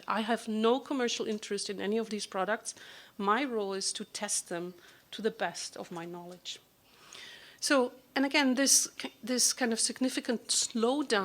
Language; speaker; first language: English; non-native, fluent; German